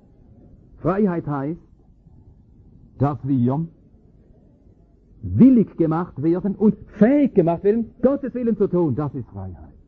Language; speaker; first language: German; native; German